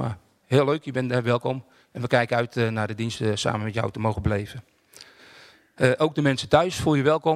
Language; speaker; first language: Dutch; native; Dutch